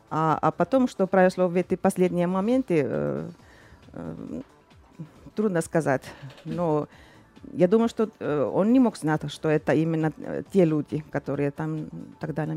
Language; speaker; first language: Russian; non-native, fluent; Finnish